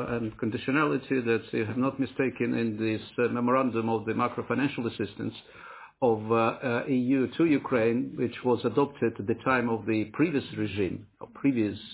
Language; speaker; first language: English; non-native, fluent; Ukrainian